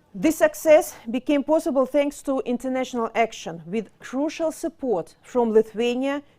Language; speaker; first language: English; non-native, fluent; Russian